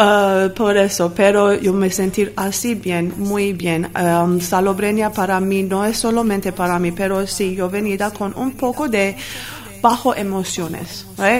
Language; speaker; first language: Spanish; non-native, learner; Armenian